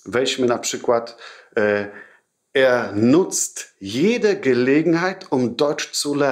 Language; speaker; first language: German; non-native, fluent; Polish